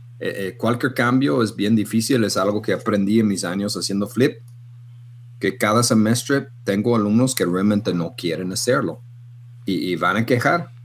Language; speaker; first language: Spanish; non-native, fluent; English